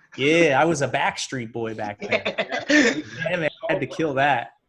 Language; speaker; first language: English; native; English